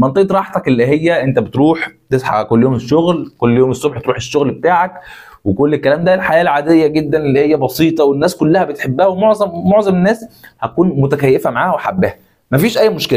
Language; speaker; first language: Arabic; native; Arabic